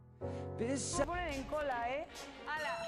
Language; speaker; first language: Spanish; native; Spanish